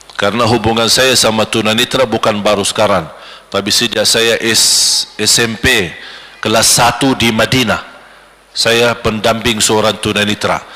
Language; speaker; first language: Malay; non-native, fluent; Arabic